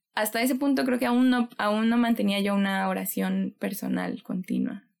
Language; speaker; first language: Spanish; native; Spanish